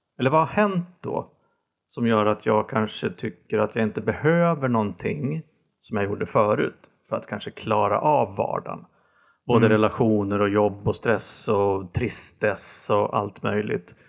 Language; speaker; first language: Swedish; native; Swedish